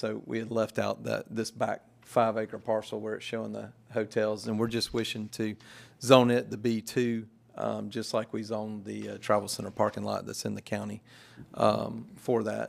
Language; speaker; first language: English; native; English